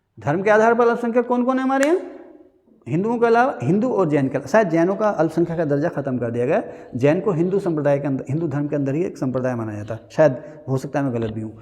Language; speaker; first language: Hindi; native; Hindi